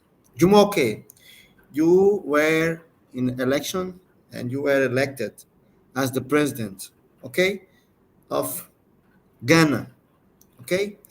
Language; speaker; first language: English; non-native, learner; Portuguese